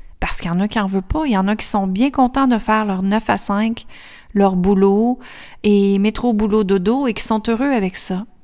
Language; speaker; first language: French; native; French